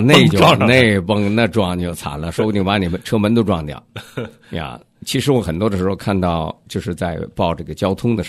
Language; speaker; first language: Chinese; native; Chinese